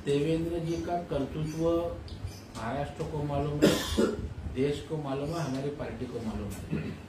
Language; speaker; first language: Hindi; non-native, local second language; Marathi